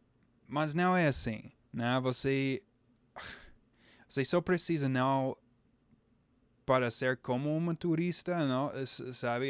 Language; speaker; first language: Portuguese; non-native, fluent; English